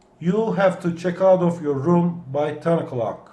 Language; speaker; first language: English; non-native, fluent; Turkish